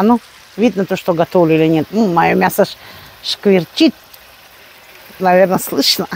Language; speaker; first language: Russian; native; Russian